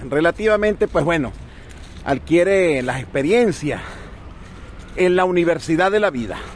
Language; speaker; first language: Spanish; native; Spanish